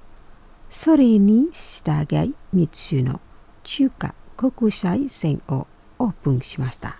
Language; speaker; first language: Japanese; non-native, fluent; Indonesian